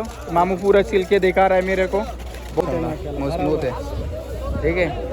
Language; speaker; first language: Hindi; non-native, learner; Bangla